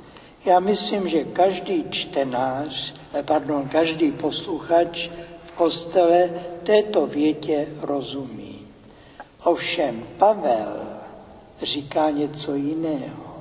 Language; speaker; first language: Czech; native; Czech